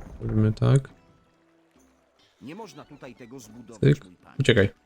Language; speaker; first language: Polish; native; Polish